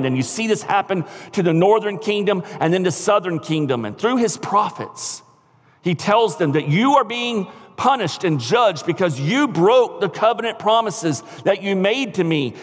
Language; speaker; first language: English; native; English